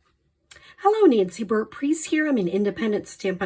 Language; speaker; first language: English; native; English